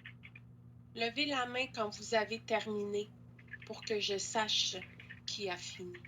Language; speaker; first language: French; native; French